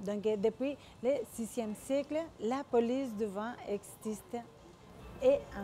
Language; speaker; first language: French; non-native, fluent; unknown